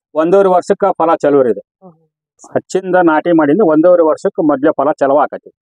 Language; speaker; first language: Kannada; native; Kannada